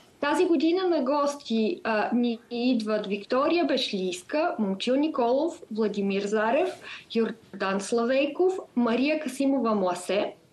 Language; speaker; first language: Bulgarian; native; Bulgarian